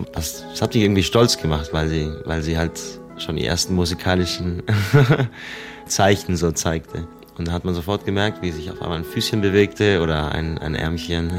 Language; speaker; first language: German; non-native, fluent; Spanish